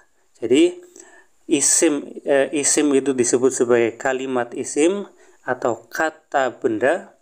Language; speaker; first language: Indonesian; native; Indonesian